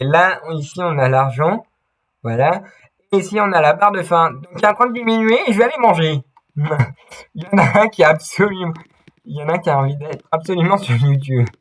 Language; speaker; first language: French; native; French